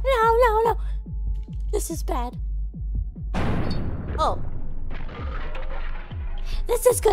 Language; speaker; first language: English; native; English